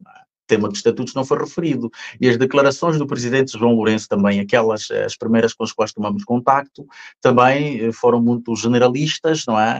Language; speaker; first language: Portuguese; native; Portuguese